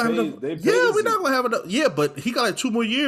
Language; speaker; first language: English; native; English